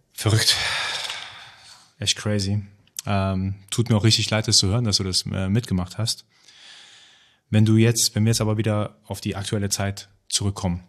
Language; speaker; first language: German; early bilingual, other home language; Persian